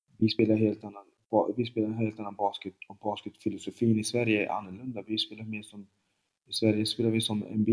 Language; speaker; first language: Swedish; early bilingual, other home language; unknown